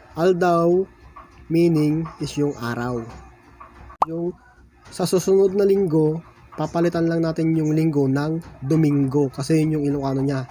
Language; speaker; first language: Filipino; non-native, local second language; Iloko